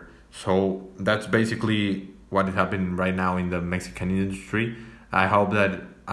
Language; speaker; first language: English; non-native, fluent; Spanish